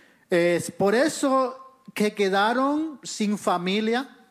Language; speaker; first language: Spanish; early bilingual, other home language; Haitian Creole